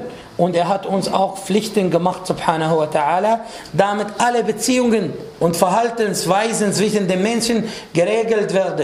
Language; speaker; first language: German; non-native, fluent; Arabic